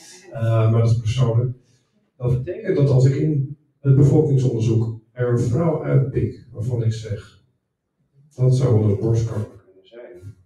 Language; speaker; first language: Dutch; native; Dutch